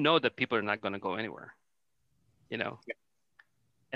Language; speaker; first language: English; non-native, local second language; Filipino